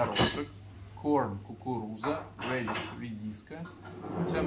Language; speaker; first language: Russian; non-native, learner; English